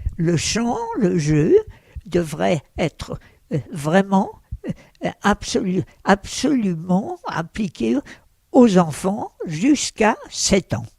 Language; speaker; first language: French; early bilingual, other home language; Russian